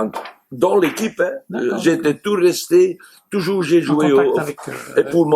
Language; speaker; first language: French; non-native, fluent; Dutch